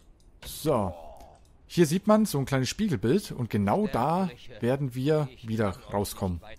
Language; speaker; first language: German; native; German